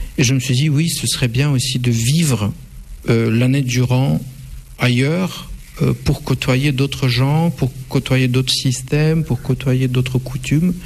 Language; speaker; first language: French; non-native, fluent; Russian